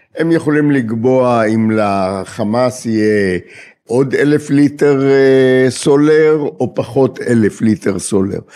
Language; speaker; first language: Hebrew; native; Hebrew